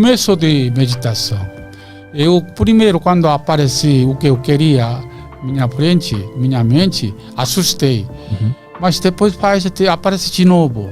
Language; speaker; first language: Portuguese; non-native, learner; Korean